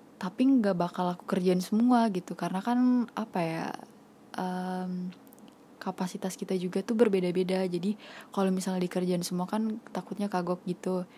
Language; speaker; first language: Indonesian; non-native, local second language; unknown